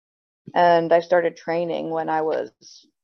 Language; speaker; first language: English; native; English